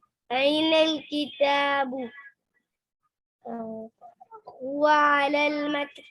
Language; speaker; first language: Arabic; non-native, learner; Urdu